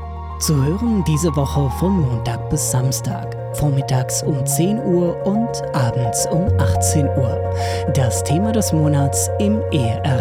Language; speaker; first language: German; native; German